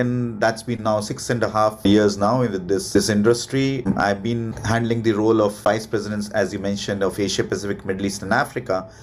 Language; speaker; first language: English; non-native, local second language; Hindi